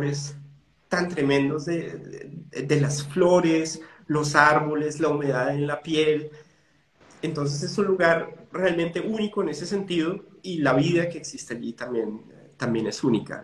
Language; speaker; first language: Spanish; native; Spanish